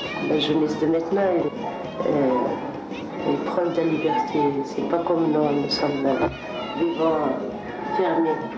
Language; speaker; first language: French; non-native, learner; Arabic